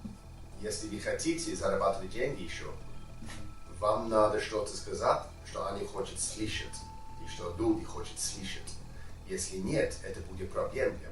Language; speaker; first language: Russian; non-native, learner; English